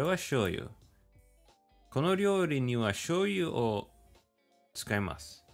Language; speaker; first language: Japanese; non-native, learner; English